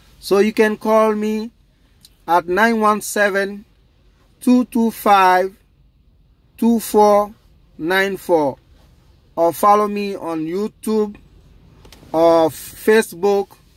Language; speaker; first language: English; non-native, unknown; Dyula